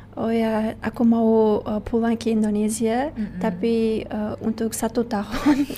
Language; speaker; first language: Indonesian; non-native, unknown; Uzbek